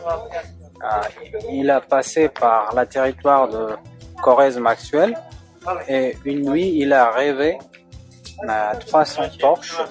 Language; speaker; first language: French; non-native, fluent; Uzbek